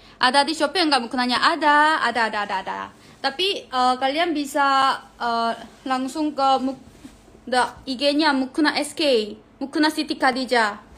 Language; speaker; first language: Indonesian; non-native, fluent; Korean